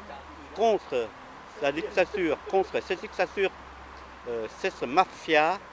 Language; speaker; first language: French; non-native, fluent; Vietnamese